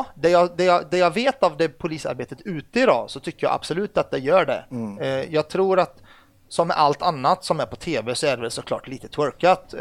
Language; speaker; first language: Swedish; early bilingual, other home language; Arabic